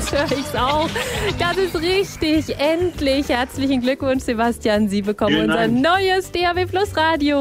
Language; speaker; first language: German; native; German